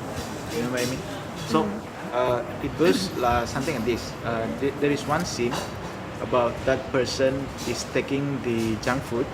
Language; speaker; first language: English; non-native, learner; Malay